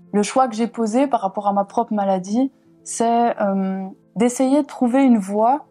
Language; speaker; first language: French; native; French